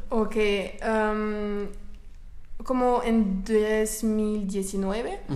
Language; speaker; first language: Spanish; non-native, learner; French